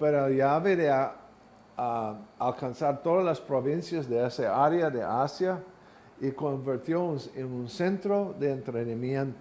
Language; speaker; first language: Spanish; non-native, learner; English